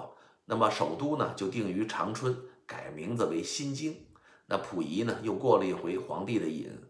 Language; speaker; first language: Chinese; native; Chinese